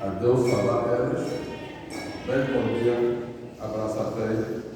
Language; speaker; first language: Portuguese; non-native, learner; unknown